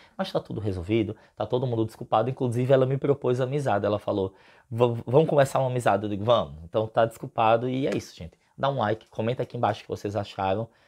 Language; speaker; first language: Portuguese; native; Portuguese